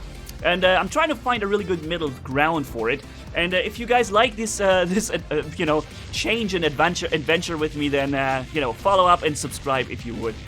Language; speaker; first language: English; non-native, fluent; German